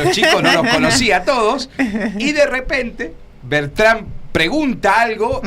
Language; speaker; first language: Spanish; native; Spanish